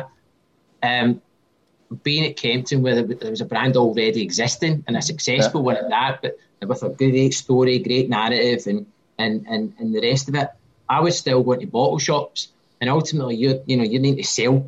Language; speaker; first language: English; native; English